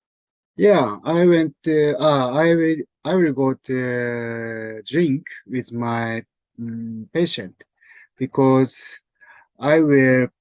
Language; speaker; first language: English; non-native, learner; Japanese